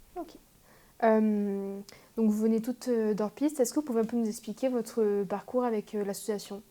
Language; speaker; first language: French; native; French